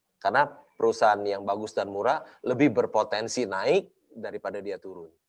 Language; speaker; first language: Indonesian; native; Indonesian